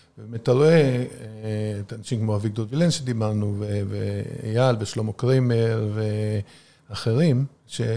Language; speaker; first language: Hebrew; native; Hebrew